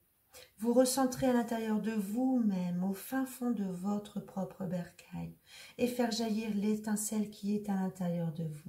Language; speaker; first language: French; native; French